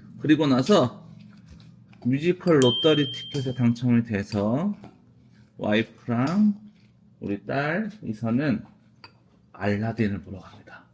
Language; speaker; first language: Korean; native; Korean